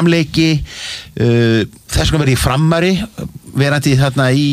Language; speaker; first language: Icelandic; native; Icelandic